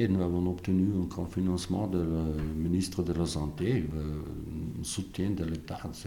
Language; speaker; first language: French; non-native, fluent; German